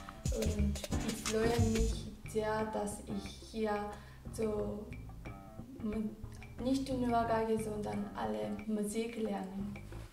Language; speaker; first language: German; non-native, learner; Japanese